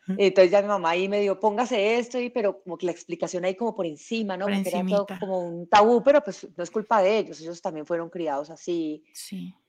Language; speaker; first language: Spanish; native; Spanish